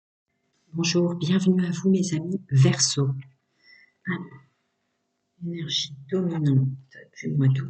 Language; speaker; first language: French; native; French